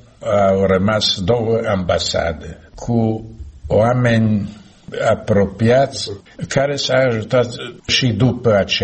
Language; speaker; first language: Romanian; non-native, learner; Slovak